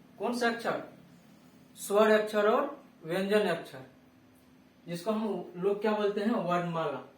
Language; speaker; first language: Hindi; native; Hindi